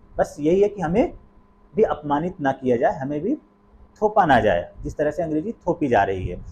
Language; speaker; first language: Hindi; native; Hindi